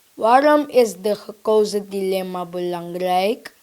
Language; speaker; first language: Dutch; non-native, local second language; Papiamento